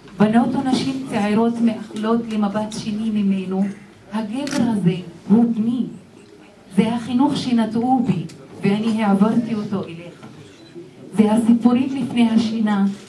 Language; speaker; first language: Hebrew; non-native, local second language; Arabic